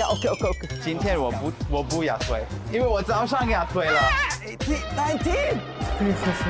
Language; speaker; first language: Chinese; non-native, learner; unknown